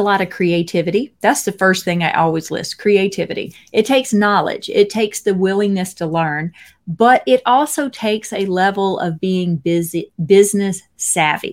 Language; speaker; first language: English; native; English